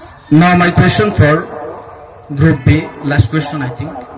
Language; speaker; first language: English; non-native, local second language; Bangla